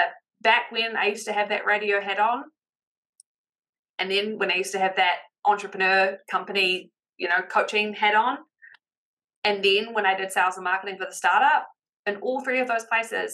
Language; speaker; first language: English; native; English